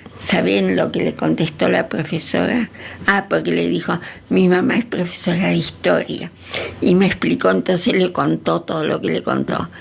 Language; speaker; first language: Spanish; native; Spanish